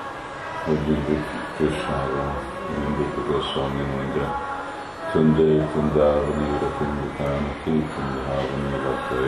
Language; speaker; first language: Hungarian; early bilingual, heritage; Hungarian